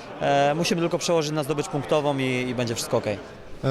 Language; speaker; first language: Polish; native; Polish